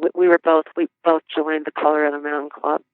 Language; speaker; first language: English; native; English